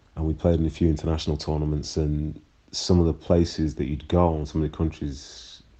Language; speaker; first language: English; native; English